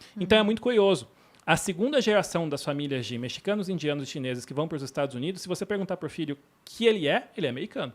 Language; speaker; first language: Portuguese; native; Portuguese